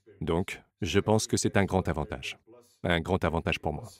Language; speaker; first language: French; non-native, fluent; Slovenian